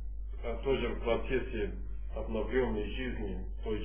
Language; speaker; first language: Russian; non-native, fluent; English